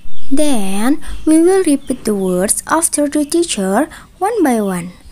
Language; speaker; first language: English; non-native, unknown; Indonesian